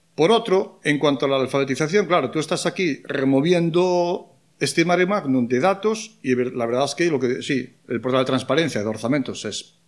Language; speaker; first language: Spanish; non-native, local second language; Galician